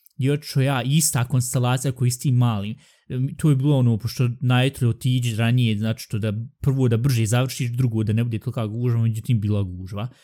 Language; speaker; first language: Bosnian; early bilingual, heritage; Bosnian